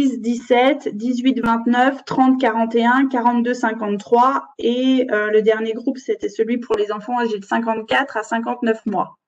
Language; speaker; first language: French; native; French